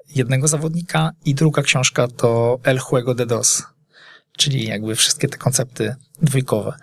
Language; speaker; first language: Polish; native; Polish